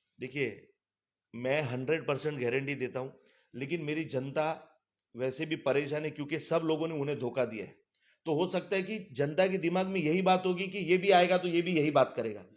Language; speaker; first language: Hindi; non-native, local second language; Gujarati